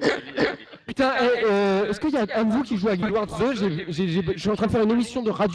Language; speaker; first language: French; native; French